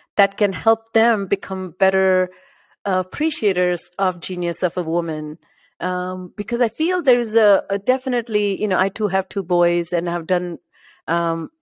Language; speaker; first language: English; non-native, local second language; Marathi